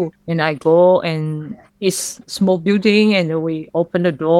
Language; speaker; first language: English; non-native, learner; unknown